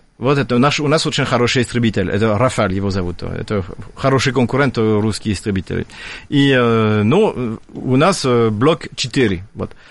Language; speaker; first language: Russian; non-native, fluent; French